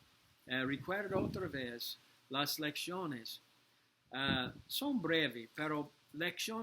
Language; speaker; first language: Spanish; non-native, learner; English